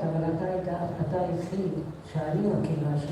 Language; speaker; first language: Hebrew; non-native, fluent; English